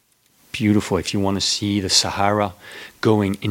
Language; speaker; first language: English; non-native, fluent; French